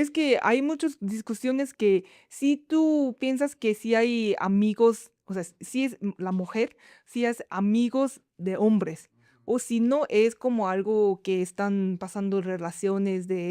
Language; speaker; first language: Spanish; non-native, fluent; Korean